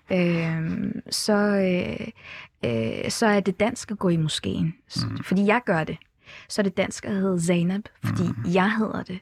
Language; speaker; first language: Danish; early bilingual, other home language; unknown